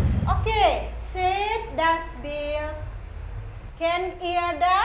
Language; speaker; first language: German; non-native, fluent; Indonesian